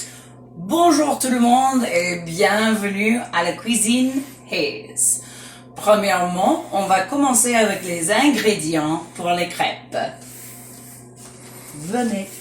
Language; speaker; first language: French; non-native, fluent; English